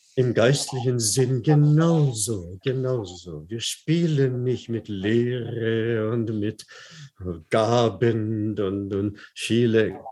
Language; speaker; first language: German; non-native, fluent; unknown